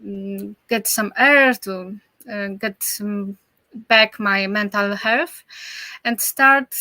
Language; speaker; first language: English; non-native, learner; Polish